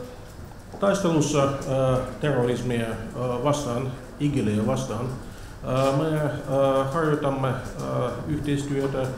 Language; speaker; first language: Finnish; non-native, fluent; Russian